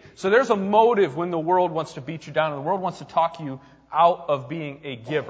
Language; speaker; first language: English; native; English